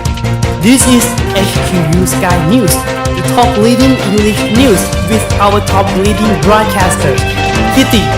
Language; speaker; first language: English; non-native, learner; Thai